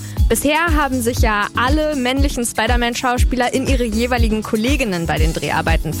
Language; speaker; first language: German; native; German